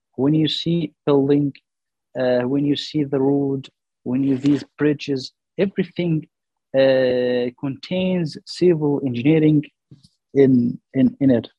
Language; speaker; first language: English; non-native, learner; Arabic